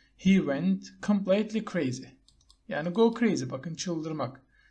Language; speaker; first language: English; non-native, fluent; Turkish